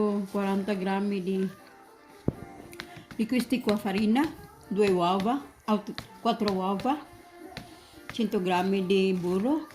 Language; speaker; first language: Italian; non-native, learner; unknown